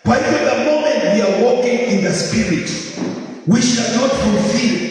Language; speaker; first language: English; non-native, local second language; Swahili